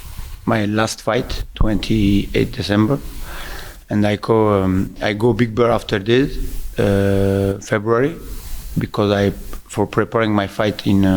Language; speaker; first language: English; non-native, learner; French